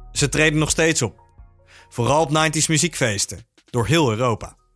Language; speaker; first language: Dutch; native; Dutch